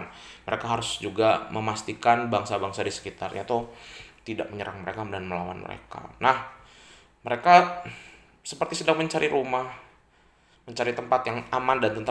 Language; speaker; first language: Indonesian; native; Indonesian